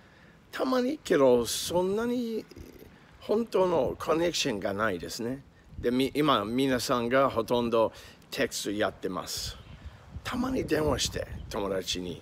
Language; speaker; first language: Japanese; non-native, learner; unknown